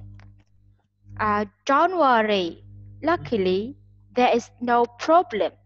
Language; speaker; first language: English; non-native, learner; Vietnamese